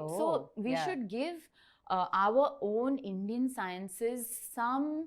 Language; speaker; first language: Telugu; non-native, learner; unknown